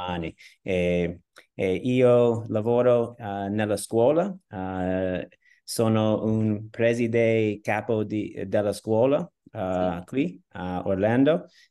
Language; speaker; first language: Italian; non-native, learner; English